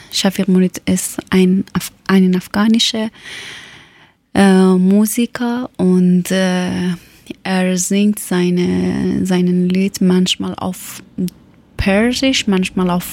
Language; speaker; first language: German; non-native, learner; Persian